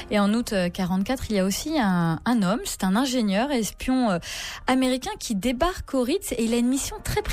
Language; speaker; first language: French; native; French